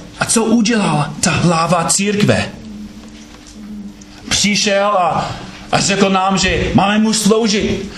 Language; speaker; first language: Czech; non-native, fluent; English